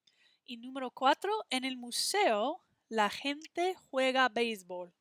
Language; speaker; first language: Spanish; non-native, fluent; English